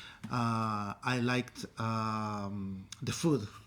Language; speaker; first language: English; non-native, learner; Spanish